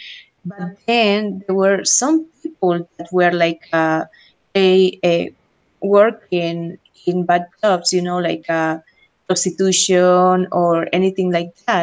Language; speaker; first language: English; non-native, fluent; Spanish